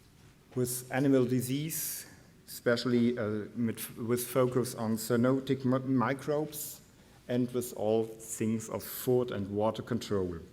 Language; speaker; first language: English; non-native, fluent; German